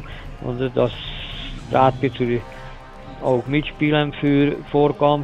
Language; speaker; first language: German; non-native, learner; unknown